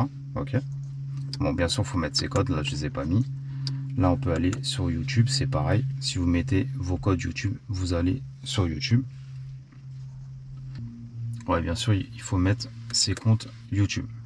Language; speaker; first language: French; native; French